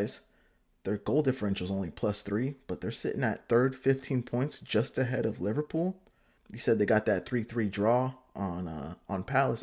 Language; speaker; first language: English; native; English